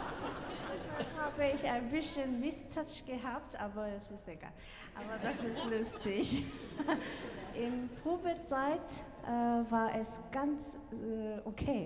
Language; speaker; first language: German; non-native, learner; Korean